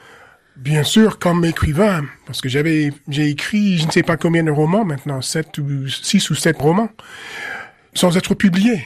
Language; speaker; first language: French; non-native, fluent; English